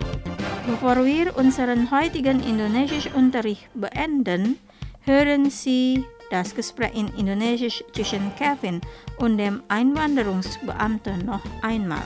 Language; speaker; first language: German; non-native, fluent; Indonesian